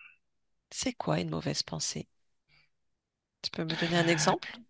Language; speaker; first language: French; native; French